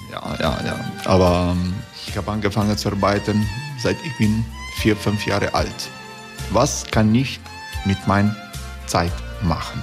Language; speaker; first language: German; non-native, learner; Croatian